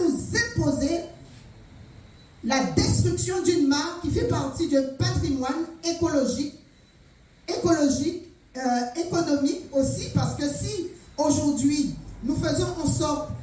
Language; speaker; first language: French; native; French